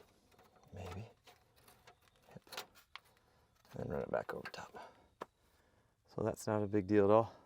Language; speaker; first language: English; native; English